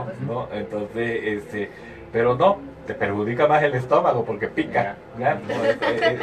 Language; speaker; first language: Spanish; native; Spanish